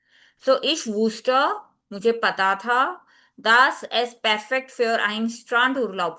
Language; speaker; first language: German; non-native, learner; Hindi